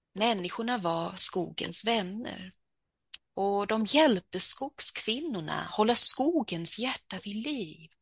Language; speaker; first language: Swedish; early bilingual, other home language; English